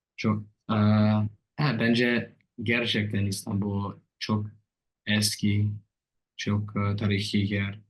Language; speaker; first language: Turkish; non-native, learner; English